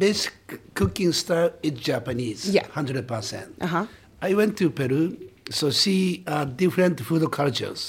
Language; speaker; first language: English; non-native, learner; Japanese